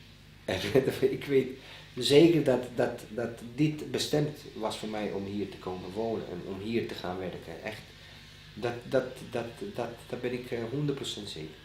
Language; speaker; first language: Dutch; non-native, fluent; Bosnian